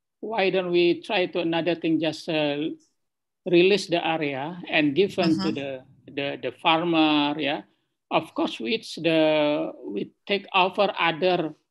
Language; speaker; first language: English; non-native, fluent; Indonesian